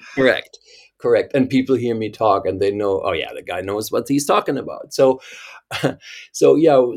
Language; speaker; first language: English; non-native, fluent; German